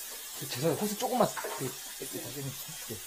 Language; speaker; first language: Korean; native; Korean